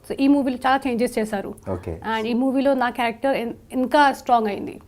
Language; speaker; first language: Telugu; non-native, local second language; Hindi